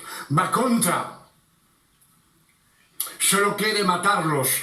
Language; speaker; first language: Spanish; non-native, fluent; French